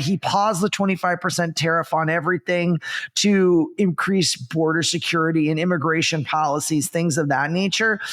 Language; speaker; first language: English; native; English